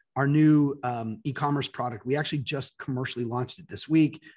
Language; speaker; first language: English; native; English